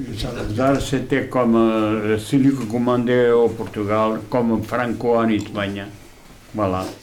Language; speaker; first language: French; non-native, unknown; Portuguese